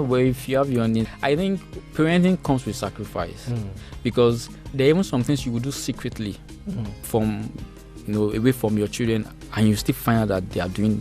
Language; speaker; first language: English; non-native, local second language; Yoruba